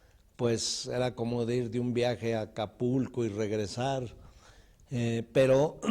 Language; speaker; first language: Spanish; native; Spanish